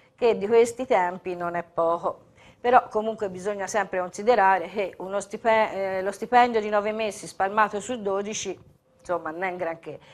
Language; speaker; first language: Italian; native; Italian